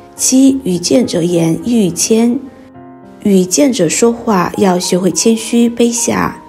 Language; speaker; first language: Chinese; native; Chinese